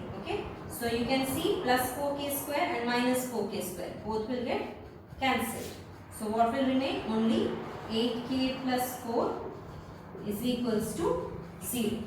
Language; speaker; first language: English; non-native, local second language; Hindi